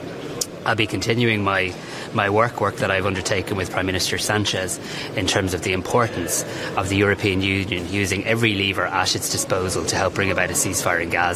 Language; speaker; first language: English; native; English